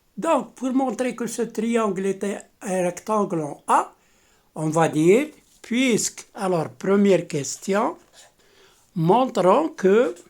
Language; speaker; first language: French; non-native, local second language; Arabic